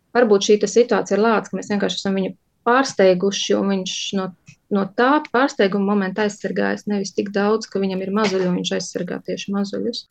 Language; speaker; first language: Latvian; native; Latvian